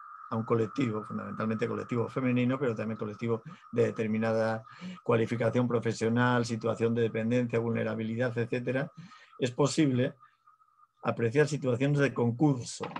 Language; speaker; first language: Spanish; native; Spanish